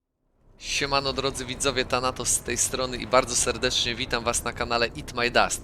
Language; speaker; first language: Polish; native; Polish